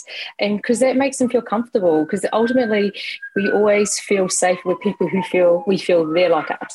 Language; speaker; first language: English; native; English